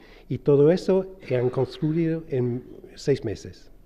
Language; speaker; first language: Spanish; non-native, fluent; English